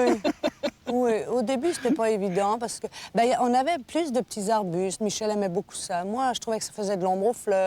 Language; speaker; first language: French; native; French